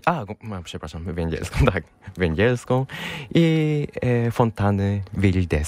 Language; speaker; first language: Polish; non-native, fluent; Japanese